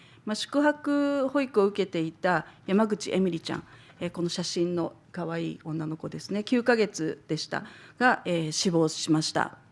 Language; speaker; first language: Japanese; native; Japanese